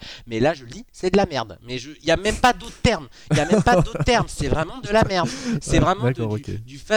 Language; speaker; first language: French; native; French